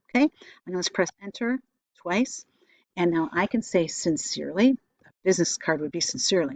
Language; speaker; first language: English; native; English